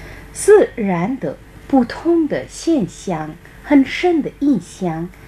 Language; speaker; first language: Chinese; non-native, fluent; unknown